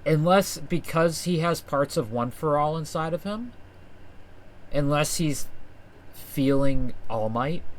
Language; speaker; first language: English; native; English